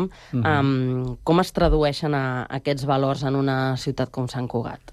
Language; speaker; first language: Catalan; native; Catalan